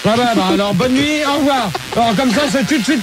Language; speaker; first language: French; native; French